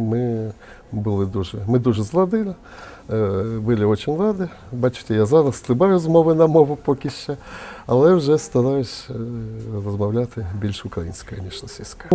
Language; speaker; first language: Ukrainian; non-native, local second language; Russian